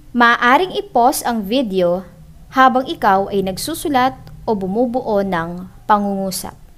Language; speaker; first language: Filipino; native; Filipino